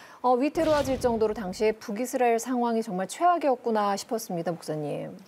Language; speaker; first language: Korean; native; Korean